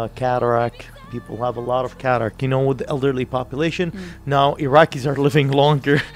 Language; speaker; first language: English; non-native, fluent; Arabic